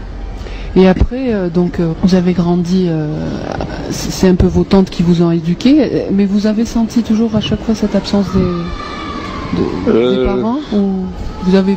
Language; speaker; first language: French; non-native, local second language; Arabic